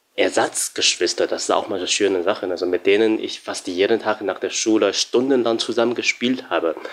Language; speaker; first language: German; non-native, fluent; Chinese